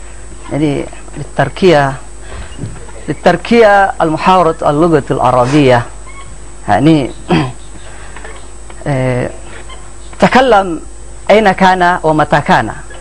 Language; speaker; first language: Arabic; non-native, fluent; Indonesian